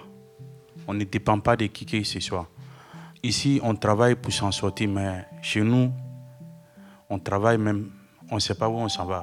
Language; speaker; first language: French; non-native, fluent; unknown